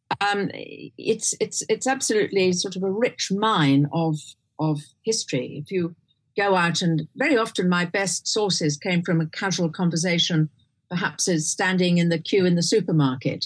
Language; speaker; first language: English; native; English